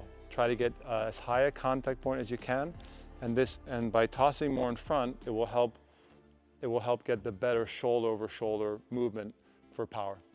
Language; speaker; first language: English; native; English